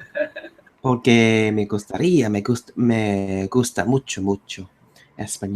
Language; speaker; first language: Spanish; non-native, learner; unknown